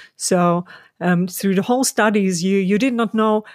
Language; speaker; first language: English; non-native, fluent; Ukrainian